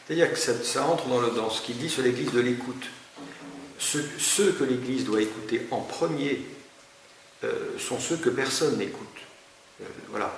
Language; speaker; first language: French; native; French